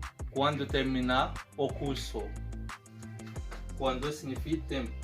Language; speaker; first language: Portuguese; non-native, fluent; Haitian Creole